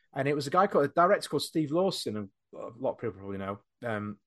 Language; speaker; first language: English; native; English